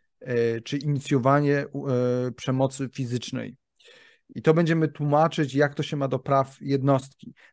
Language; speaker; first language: Polish; native; Polish